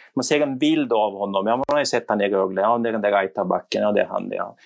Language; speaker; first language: Swedish; native; Swedish